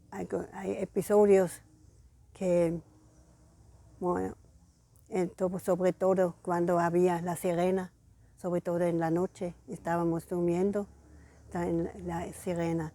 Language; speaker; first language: Spanish; non-native, fluent; German